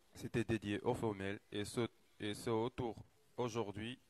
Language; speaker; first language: French; non-native, local second language; Arabic